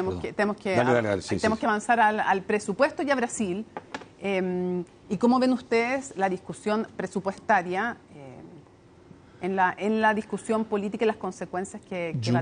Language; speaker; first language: Spanish; native; Spanish